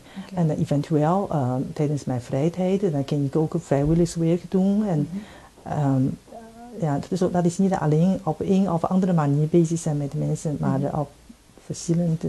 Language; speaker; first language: Dutch; non-native, fluent; Chinese